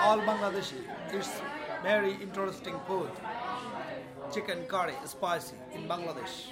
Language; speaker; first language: English; non-native, learner; Bangla